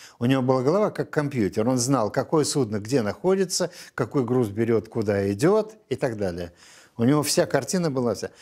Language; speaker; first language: Russian; native; Russian